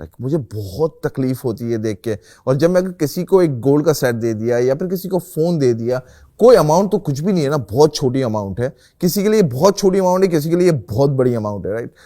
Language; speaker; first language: Urdu; native; Urdu